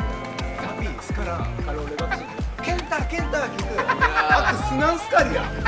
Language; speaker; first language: Indonesian; non-native, fluent; Japanese